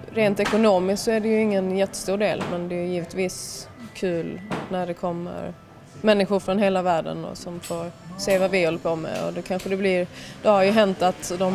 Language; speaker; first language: Swedish; native; Swedish